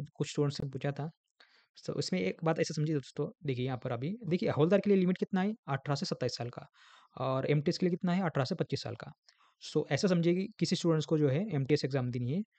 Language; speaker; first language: Hindi; non-native, local second language; Marathi